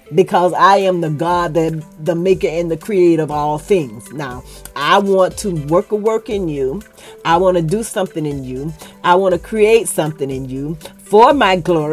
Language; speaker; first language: English; native; English